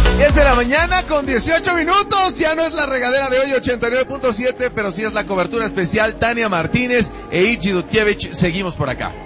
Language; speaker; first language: Spanish; native; Spanish